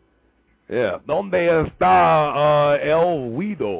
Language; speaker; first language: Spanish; non-native, learner; English